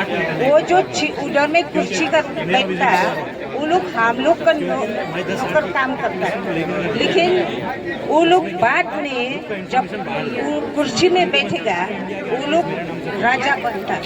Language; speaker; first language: Hindi; non-native, local second language; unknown